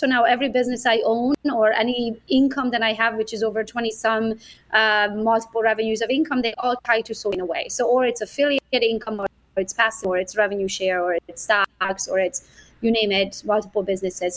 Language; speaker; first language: English; non-native, fluent; Romanian